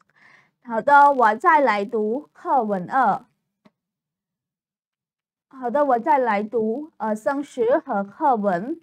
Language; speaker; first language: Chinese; non-native, fluent; Khmer